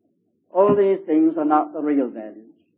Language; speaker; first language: English; native; English